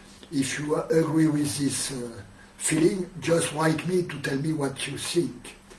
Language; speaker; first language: English; non-native, learner; French